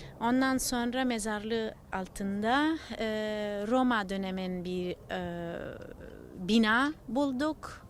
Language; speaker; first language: Turkish; non-native, learner; Italian